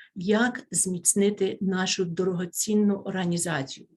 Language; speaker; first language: Ukrainian; early bilingual, heritage; Ukrainian